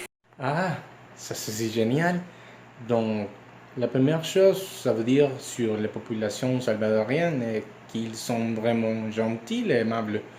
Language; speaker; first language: French; non-native, learner; Spanish